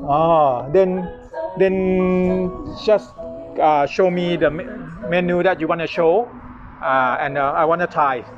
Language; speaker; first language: English; non-native, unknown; Thai